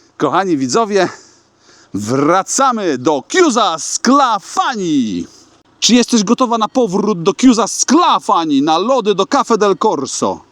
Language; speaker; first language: Polish; native; Polish